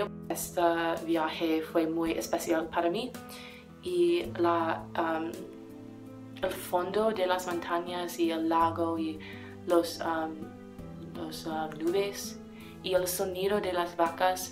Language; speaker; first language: Spanish; non-native, learner; English